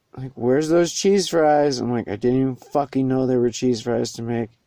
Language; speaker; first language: English; native; English